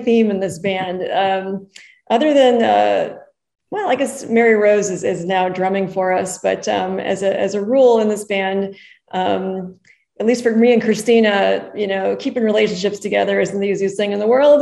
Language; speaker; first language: English; native; English